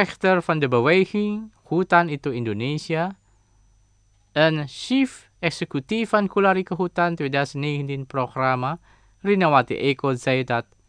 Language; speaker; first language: Dutch; non-native, learner; Indonesian